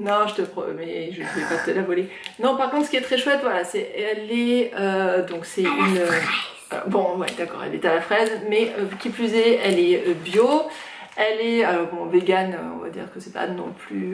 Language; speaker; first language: French; native; French